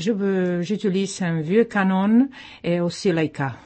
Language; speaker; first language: French; non-native, fluent; Czech